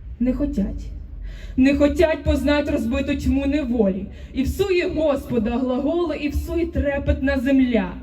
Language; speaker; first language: Ukrainian; native; Ukrainian